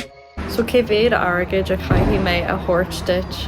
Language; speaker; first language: Irish; non-native, local second language; English